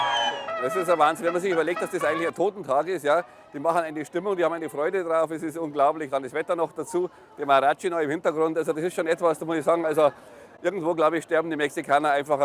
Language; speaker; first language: German; native; German